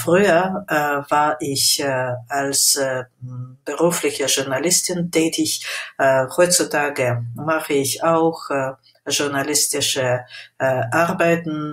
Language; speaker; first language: German; non-native, fluent; Russian